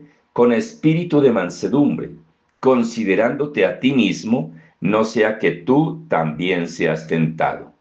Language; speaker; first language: Spanish; native; Spanish